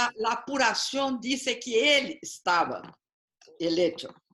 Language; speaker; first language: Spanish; non-native, learner; Portuguese